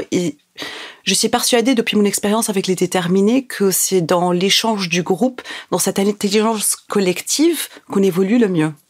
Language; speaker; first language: French; non-native, local second language; Arabic